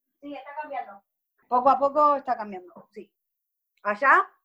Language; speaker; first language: Spanish; native; Spanish